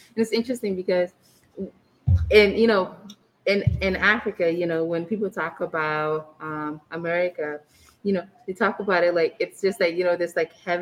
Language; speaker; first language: English; early bilingual, other home language; Arabic